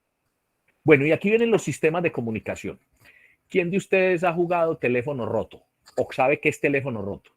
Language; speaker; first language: Spanish; native; Spanish